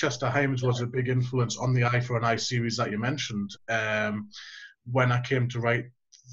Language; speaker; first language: English; native; English